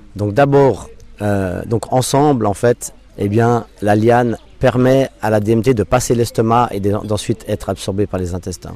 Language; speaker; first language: French; non-native, local second language; English